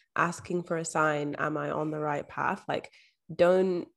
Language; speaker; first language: English; native; English